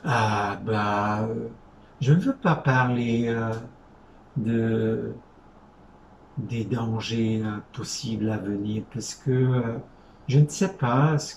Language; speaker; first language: French; non-native, fluent; Hungarian